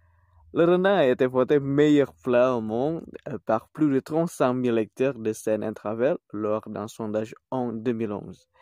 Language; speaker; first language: French; non-native, fluent; Indonesian